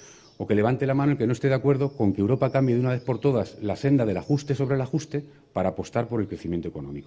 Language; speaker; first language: Spanish; native; Spanish